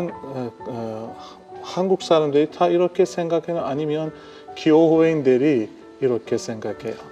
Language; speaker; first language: Korean; non-native, fluent; Persian